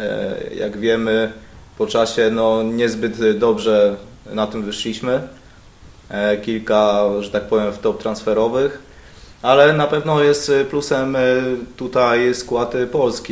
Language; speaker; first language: Polish; native; Polish